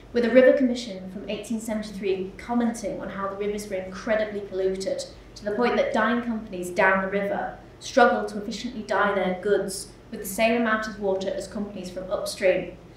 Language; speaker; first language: English; native; English